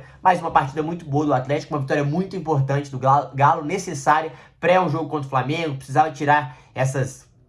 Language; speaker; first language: Portuguese; native; Portuguese